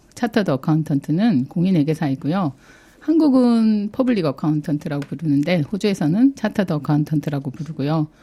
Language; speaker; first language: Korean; native; Korean